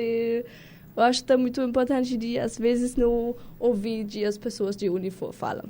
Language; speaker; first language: Portuguese; non-native, learner; German